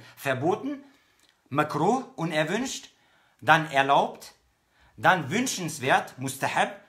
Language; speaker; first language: German; native; German